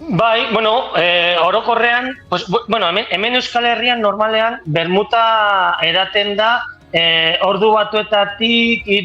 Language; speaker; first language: Basque; non-native, local second language; Spanish